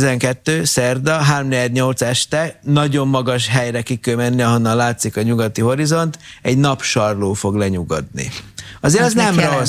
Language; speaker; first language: Hungarian; native; Hungarian